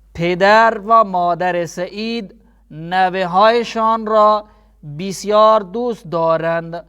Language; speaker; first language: Persian; non-native, fluent; Urdu